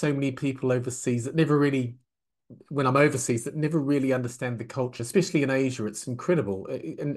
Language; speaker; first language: English; native; English